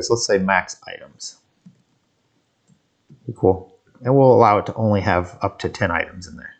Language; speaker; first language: English; native; English